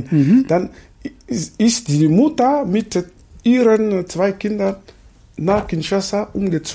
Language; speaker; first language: German; non-native, fluent; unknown